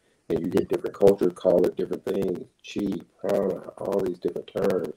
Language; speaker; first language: English; native; English